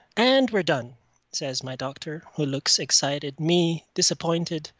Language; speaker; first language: English; non-native, fluent; French